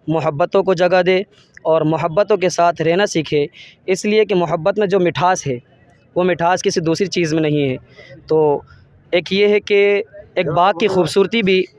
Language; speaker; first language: Urdu; native; Urdu